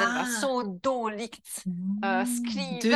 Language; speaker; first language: Swedish; non-native, learner; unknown